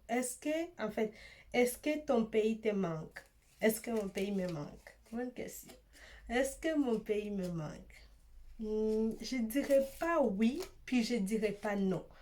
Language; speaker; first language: French; early bilingual, other home language; Swahili